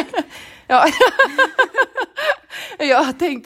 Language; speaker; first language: Swedish; native; Swedish